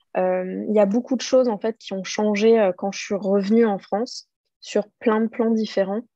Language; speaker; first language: French; native; French